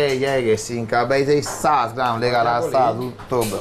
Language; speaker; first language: Hungarian; non-native, learner; Italian